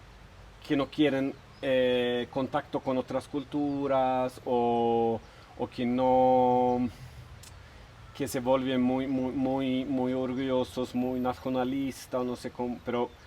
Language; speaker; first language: Spanish; non-native, fluent; Swedish